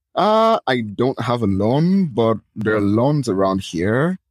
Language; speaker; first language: English; non-native, local second language; Yoruba